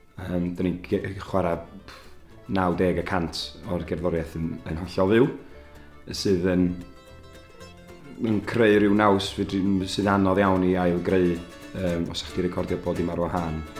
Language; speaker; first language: Welsh; native; Welsh